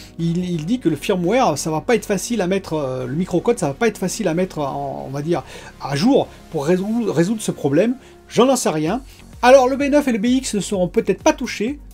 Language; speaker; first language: French; native; French